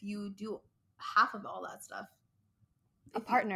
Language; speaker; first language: English; native; English